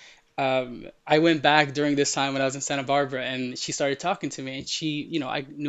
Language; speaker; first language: English; early bilingual, other home language; Arabic